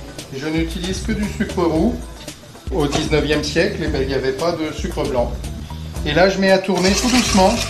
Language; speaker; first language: French; native; French